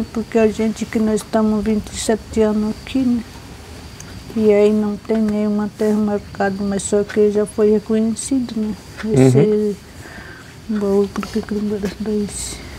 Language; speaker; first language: Portuguese; non-native, local second language; Guarani